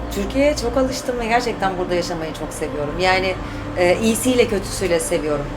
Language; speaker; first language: Turkish; early bilingual, heritage; Turkish